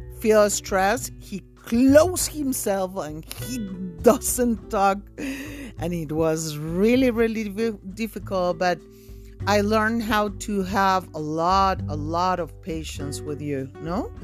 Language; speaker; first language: English; non-native, fluent; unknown